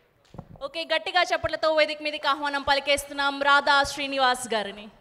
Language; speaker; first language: Telugu; native; Telugu